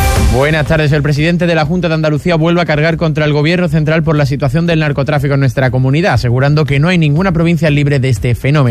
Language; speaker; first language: Spanish; native; Spanish